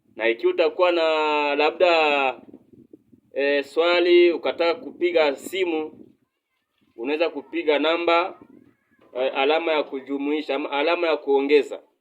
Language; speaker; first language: Swahili; non-native, local second language; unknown